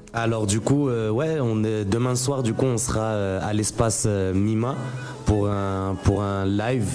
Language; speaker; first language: French; native; French